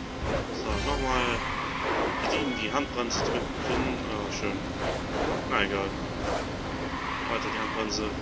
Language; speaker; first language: German; native; German